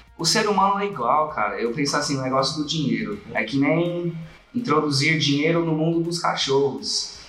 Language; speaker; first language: Portuguese; non-native, fluent; English